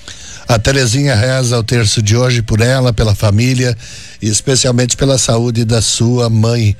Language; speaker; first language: Portuguese; native; Portuguese